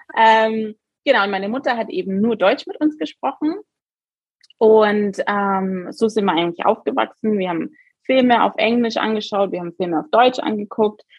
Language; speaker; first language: German; native; German